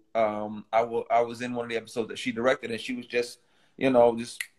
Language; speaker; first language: English; native; English